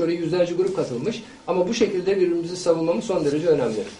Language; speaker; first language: Turkish; native; Turkish